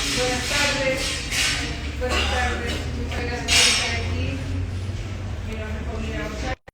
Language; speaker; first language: Spanish; native; Spanish